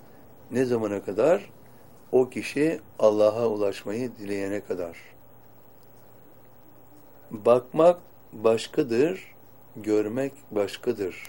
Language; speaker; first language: Turkish; native; Turkish